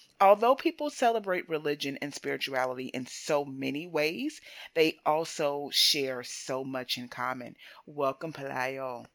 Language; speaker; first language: English; native; English